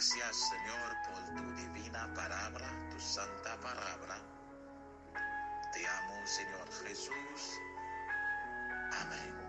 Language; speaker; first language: Spanish; non-native, learner; Haitian Creole